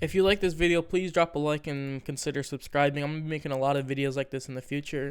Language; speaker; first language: English; native; English